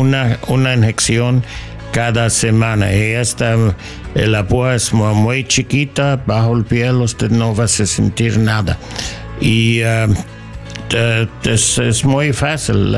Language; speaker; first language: Spanish; non-native, learner; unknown